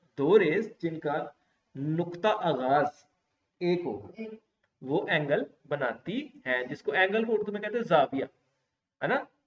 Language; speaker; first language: Urdu; non-native, local second language; Punjabi